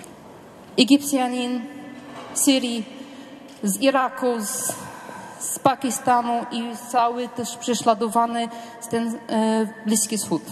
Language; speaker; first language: Polish; non-native, learner; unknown